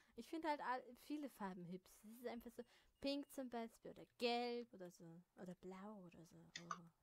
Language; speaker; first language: German; native; German